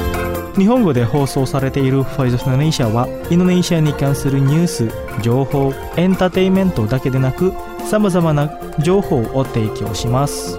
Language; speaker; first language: Japanese; non-native, fluent; Indonesian